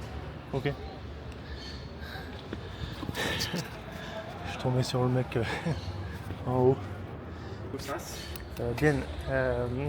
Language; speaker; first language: French; native; French